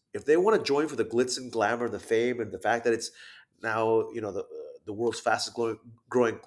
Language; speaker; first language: English; early bilingual, other home language; Thai